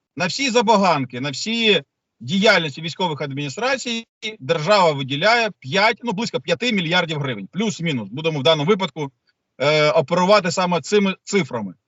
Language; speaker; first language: Ukrainian; native; Ukrainian